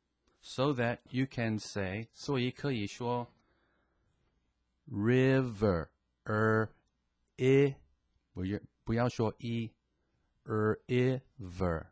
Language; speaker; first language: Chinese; non-native, fluent; English